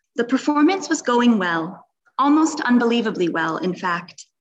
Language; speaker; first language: English; native; English